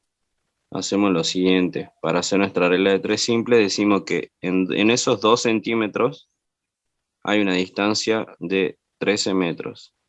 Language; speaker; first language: Spanish; native; Spanish